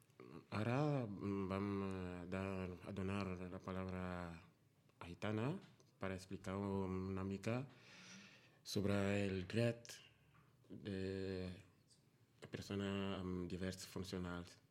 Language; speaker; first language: Catalan; non-native, learner; Spanish